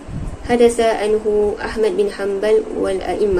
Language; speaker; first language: Arabic; non-native, learner; Malay